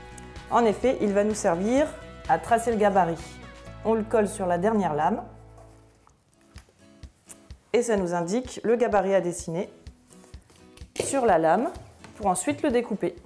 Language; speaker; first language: French; native; French